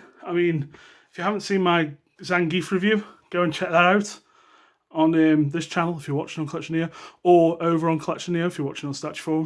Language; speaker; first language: English; native; English